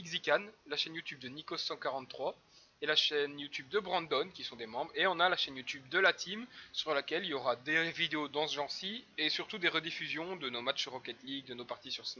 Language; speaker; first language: French; native; French